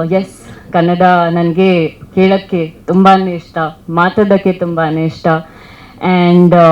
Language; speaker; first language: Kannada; non-native, learner; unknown